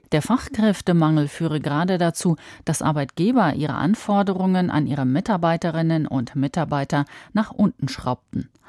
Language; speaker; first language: German; native; German